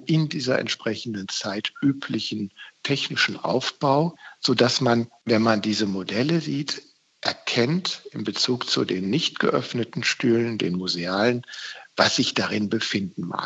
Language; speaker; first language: German; native; German